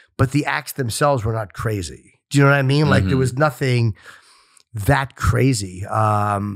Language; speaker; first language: English; native; English